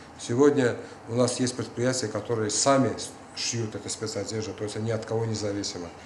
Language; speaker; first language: Russian; non-native, local second language; Azerbaijani